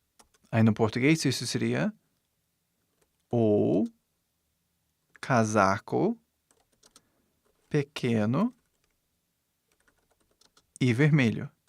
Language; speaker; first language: Portuguese; non-native, fluent; English